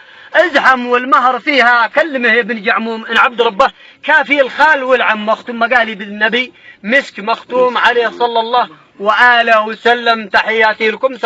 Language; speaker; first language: Arabic; native; Arabic